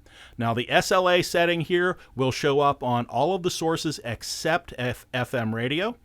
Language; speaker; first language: English; native; English